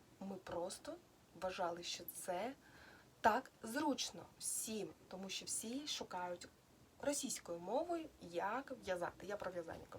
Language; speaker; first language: Ukrainian; non-native, local second language; Russian